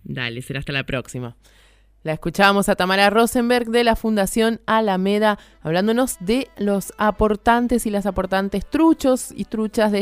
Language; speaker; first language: Spanish; native; Spanish